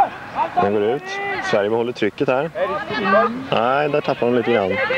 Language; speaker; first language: Swedish; native; Swedish